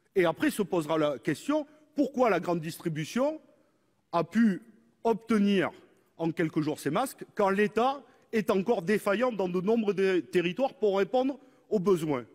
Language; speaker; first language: French; native; French